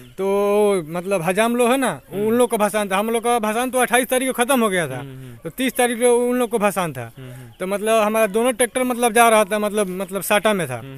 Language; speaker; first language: Hindi; native; Hindi